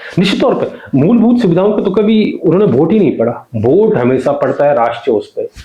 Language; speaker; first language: Hindi; non-native, local second language; Garhwali